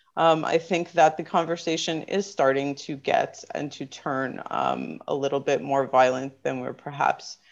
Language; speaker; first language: English; native; English